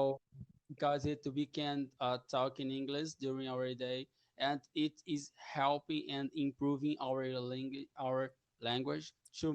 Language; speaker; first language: English; non-native, learner; Portuguese